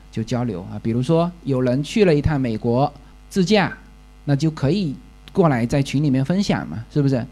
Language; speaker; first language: Chinese; native; Chinese